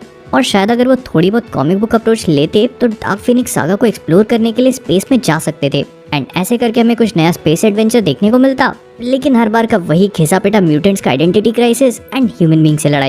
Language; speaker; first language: Hindi; native; Hindi